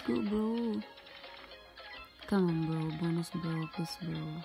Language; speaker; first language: English; non-native, local second language; Cebuano